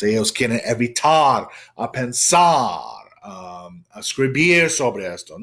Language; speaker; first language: Spanish; non-native, fluent; English